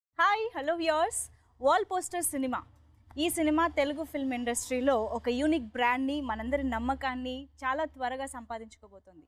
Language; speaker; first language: Telugu; native; Telugu